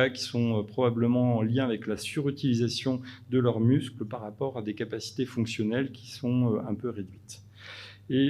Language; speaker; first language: French; native; French